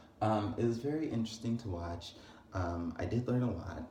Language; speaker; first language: English; native; English